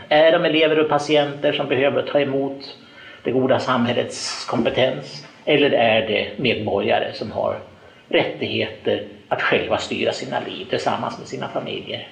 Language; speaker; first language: Swedish; native; Swedish